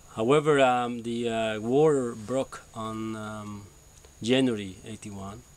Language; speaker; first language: English; non-native, fluent; Spanish